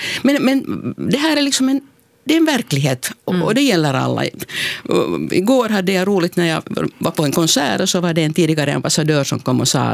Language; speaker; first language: Swedish; native; Swedish